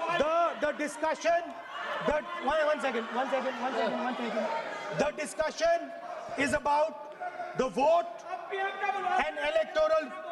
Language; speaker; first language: English; non-native, local second language; Hindi